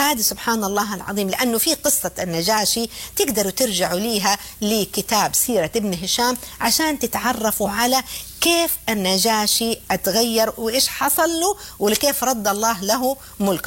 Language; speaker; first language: Arabic; native; Arabic